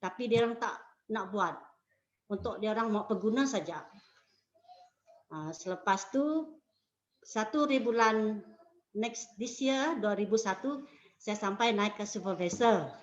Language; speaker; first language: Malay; non-native, local second language; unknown